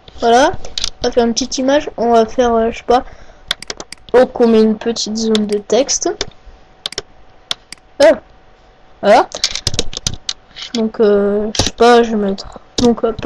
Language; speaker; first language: French; native; French